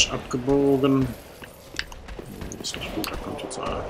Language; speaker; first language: German; native; German